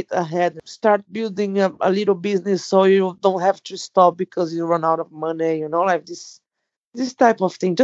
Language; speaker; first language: English; non-native, fluent; Portuguese